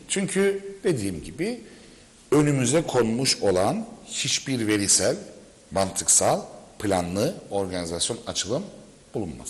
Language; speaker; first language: Turkish; native; Turkish